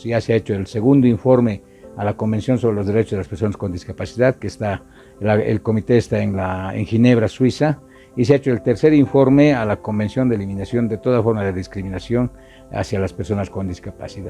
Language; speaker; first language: Spanish; native; Spanish